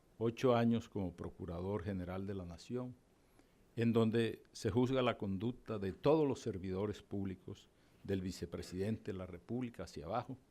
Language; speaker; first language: Spanish; native; Spanish